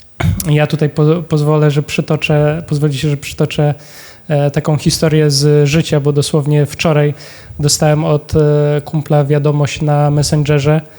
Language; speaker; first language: Polish; native; Polish